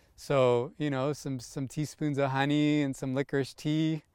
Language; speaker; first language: English; native; English